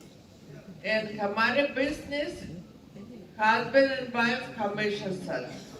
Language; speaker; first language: Hindi; non-native, learner; Ukrainian